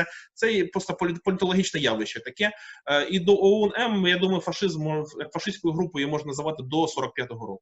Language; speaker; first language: Ukrainian; native; Ukrainian